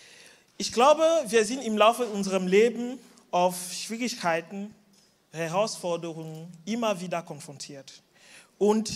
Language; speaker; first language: German; non-native, fluent; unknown